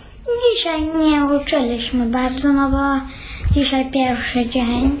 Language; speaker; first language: Bulgarian; non-native, learner; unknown